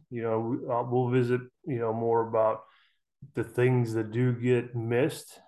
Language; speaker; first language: English; native; English